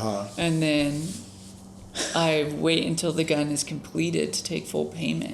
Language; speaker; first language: English; native; English